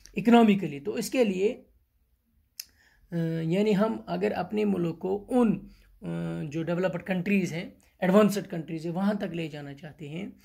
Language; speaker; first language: Hindi; non-native, local second language; Kashmiri